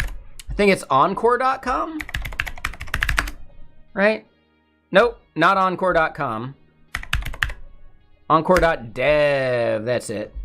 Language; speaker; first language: English; native; English